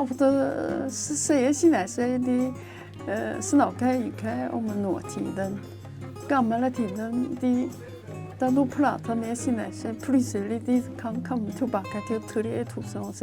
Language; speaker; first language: Norwegian; non-native, learner; Chinese